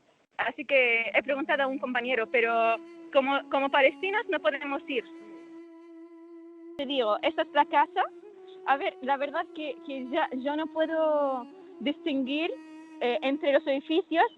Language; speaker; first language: Spanish; non-native, fluent; Arabic